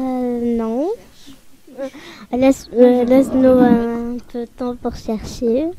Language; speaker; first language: French; early bilingual, other home language; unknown